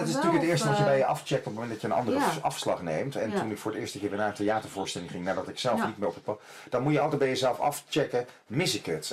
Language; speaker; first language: Dutch; native; Dutch